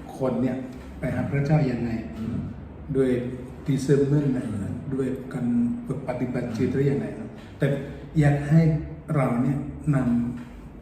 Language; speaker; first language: Thai; non-native, fluent; Indonesian